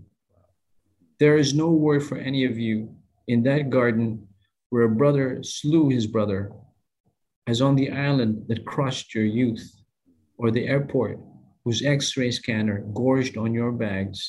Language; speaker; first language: English; non-native, local second language; Filipino